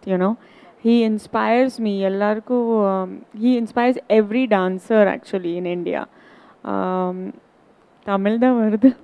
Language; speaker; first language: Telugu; non-native, learner; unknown